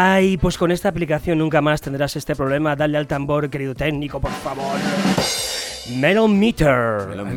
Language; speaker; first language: Spanish; native; Spanish